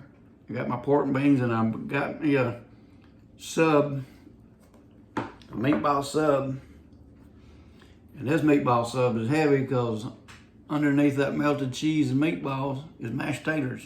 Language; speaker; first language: English; native; English